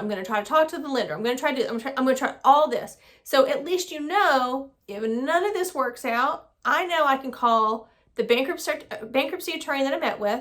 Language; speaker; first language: English; native; English